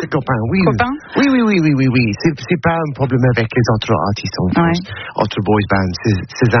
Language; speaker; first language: French; non-native, learner; English